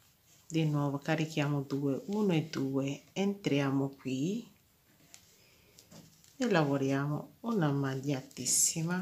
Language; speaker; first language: Italian; non-native, fluent; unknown